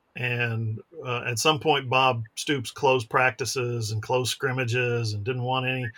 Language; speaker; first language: English; native; English